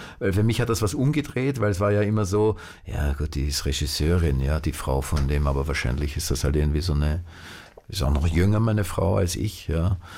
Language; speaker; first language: German; native; German